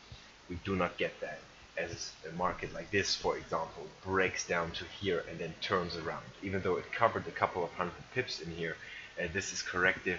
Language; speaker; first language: English; non-native, fluent; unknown